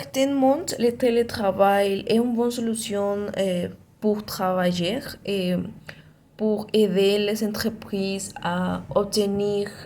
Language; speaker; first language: French; non-native, learner; Spanish